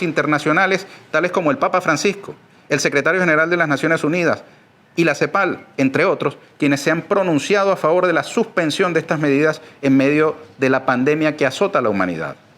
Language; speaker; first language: Spanish; native; Spanish